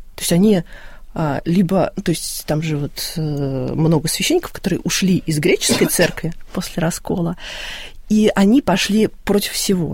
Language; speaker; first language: Russian; native; Russian